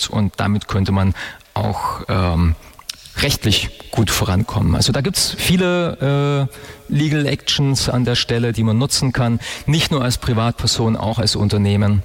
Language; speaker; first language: German; native; German